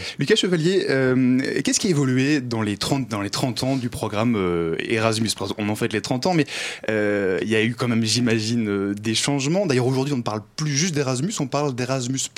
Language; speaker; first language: French; native; French